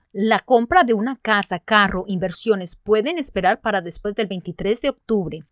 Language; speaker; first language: Spanish; early bilingual, other home language; English